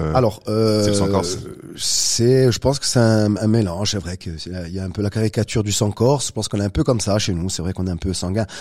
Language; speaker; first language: French; native; French